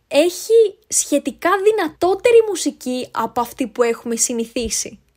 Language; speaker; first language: Greek; native; Greek